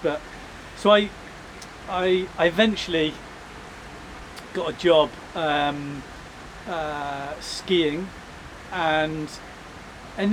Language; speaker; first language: English; native; English